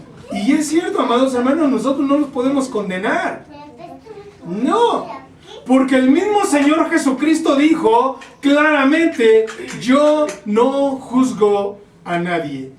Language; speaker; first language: Spanish; native; Spanish